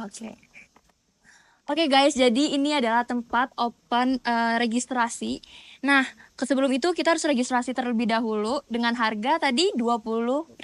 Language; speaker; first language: Indonesian; native; Indonesian